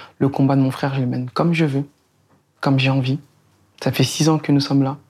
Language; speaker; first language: French; native; French